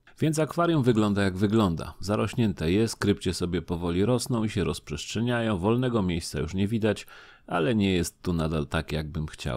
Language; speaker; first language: Polish; native; Polish